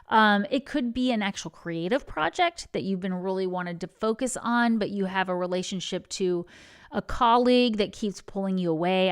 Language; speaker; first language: English; native; English